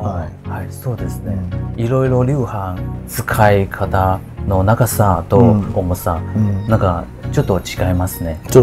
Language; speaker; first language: Japanese; non-native, learner; Chinese